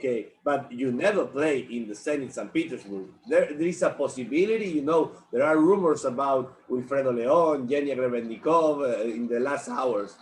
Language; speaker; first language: English; non-native, learner; Spanish